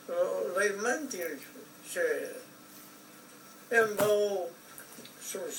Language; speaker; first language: Hebrew; non-native, fluent; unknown